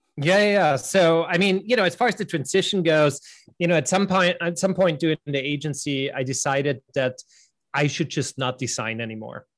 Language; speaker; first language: English; non-native, fluent; German